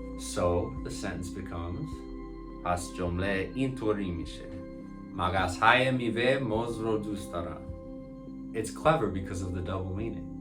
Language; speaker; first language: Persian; non-native, learner; English